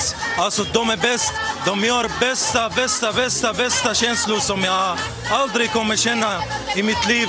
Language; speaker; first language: Swedish; non-native, learner; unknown